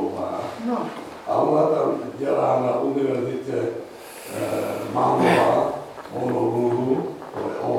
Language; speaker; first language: Czech; non-native, fluent; Hungarian